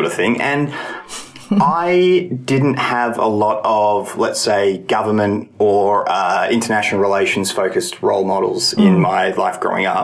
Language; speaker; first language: English; native; English